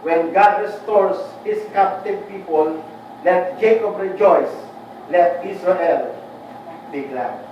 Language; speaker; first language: English; non-native, local second language; Filipino